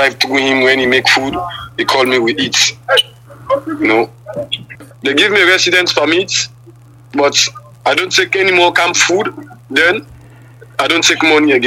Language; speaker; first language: English; non-native, local second language; Krio